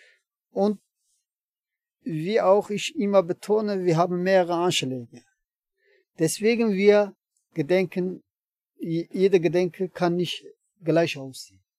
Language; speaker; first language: German; non-native, learner; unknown